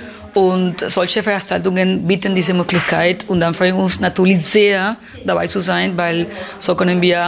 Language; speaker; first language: German; non-native, fluent; Spanish